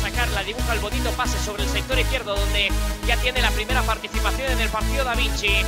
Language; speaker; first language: Spanish; native; Spanish